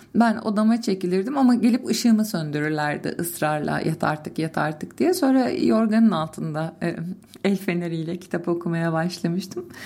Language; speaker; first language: Turkish; native; Turkish